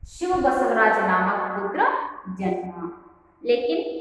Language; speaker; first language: Hindi; non-native, local second language; Kannada